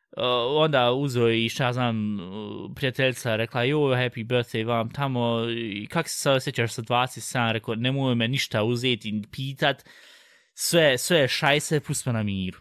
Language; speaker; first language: Bosnian; early bilingual, heritage; Bosnian